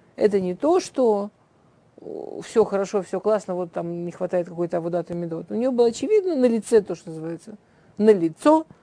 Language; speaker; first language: Russian; early bilingual, heritage; Russian